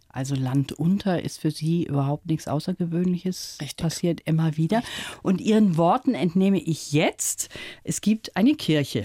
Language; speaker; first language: German; native; German